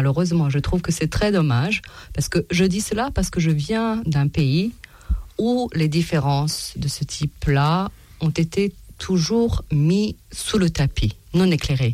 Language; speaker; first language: French; non-native, fluent; Serbian